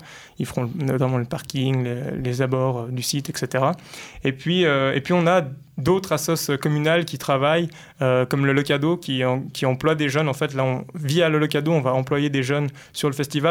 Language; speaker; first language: French; native; French